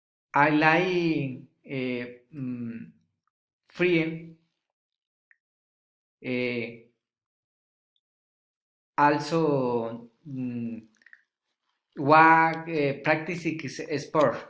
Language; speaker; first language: English; non-native, learner; Spanish